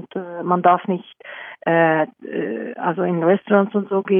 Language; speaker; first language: German; non-native, fluent; Norwegian